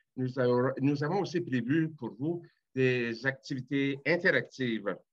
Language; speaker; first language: French; native; French